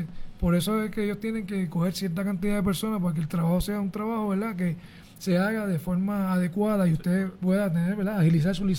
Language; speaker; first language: Spanish; native; Spanish